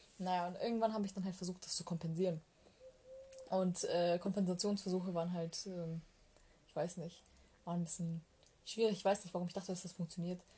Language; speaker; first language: German; early bilingual, other home language; Turkish